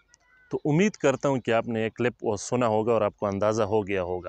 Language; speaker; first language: Urdu; native; Urdu